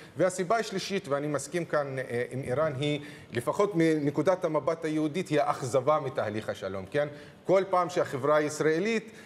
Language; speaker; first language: Hebrew; non-native, local second language; Arabic